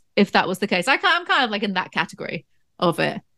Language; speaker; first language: English; native; English